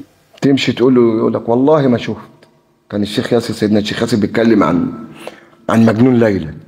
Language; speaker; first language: Arabic; native; Arabic